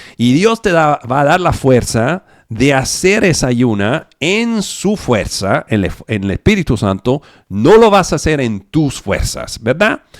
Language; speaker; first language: Spanish; non-native, fluent; Italian